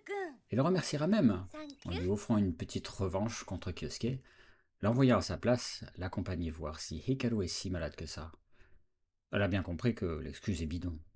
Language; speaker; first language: French; native; French